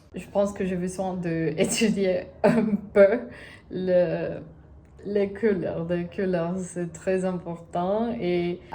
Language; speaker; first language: French; non-native, learner; Spanish